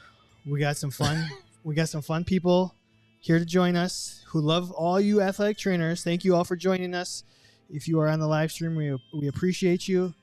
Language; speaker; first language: English; native; English